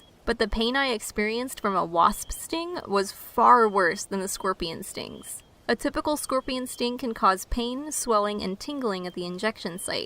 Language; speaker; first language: English; native; English